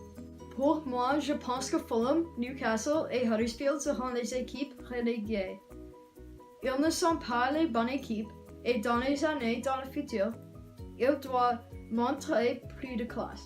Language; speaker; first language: French; non-native, learner; English